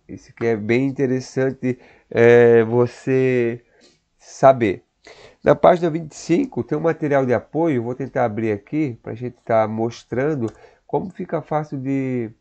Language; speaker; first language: Portuguese; native; Portuguese